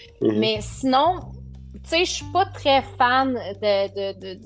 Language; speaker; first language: French; native; French